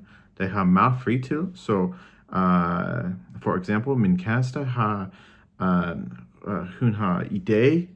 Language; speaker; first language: Danish; non-native, learner; English